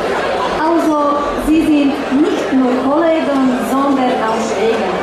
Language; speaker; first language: German; non-native, fluent; Slovak